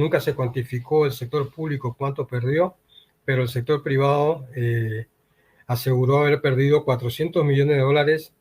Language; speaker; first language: Spanish; native; Spanish